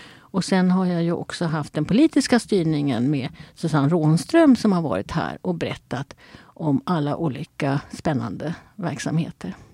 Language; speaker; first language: Swedish; native; Swedish